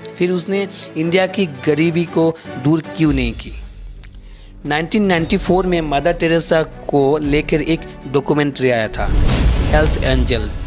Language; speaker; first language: Hindi; non-native, local second language; Bangla